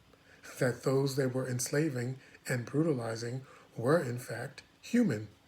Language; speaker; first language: English; native; English